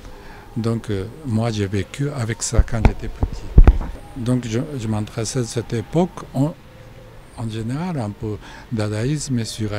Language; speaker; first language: French; non-native, fluent; Japanese